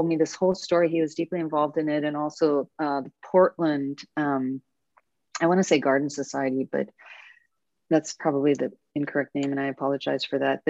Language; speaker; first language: English; native; English